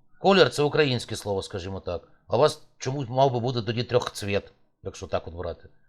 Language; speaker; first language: Ukrainian; native; Ukrainian